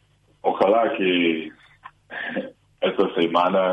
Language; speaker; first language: Spanish; non-native, learner; English